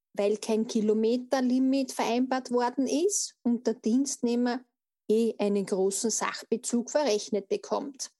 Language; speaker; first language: German; native; German